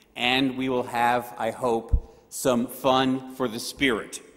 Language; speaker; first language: English; native; English